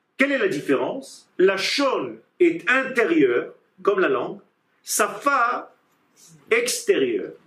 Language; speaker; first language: French; non-native, fluent; Hebrew